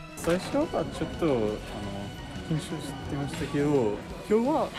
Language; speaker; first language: Japanese; non-native, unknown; English